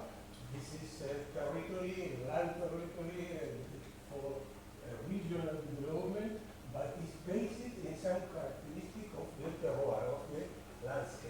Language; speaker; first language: English; non-native, fluent; Spanish